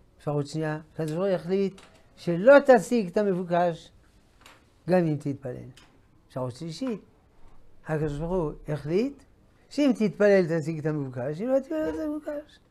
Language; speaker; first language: Hebrew; non-native, fluent; French